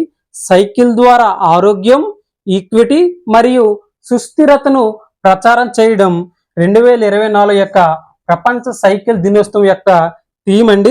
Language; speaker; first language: Telugu; native; Telugu